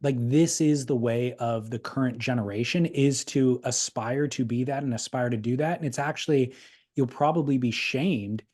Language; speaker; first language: English; native; English